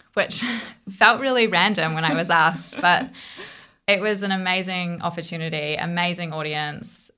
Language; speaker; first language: English; native; English